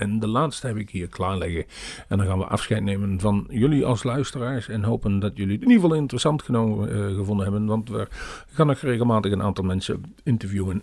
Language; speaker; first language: Dutch; native; Dutch